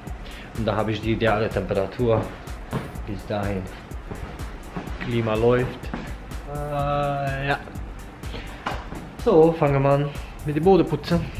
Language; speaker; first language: German; non-native, fluent; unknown